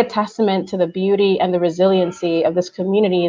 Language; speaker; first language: English; early bilingual, other home language; Spanish